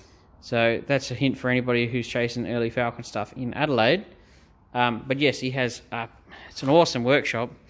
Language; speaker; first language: English; native; English